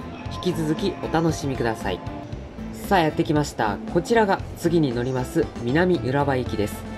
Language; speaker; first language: Japanese; native; Japanese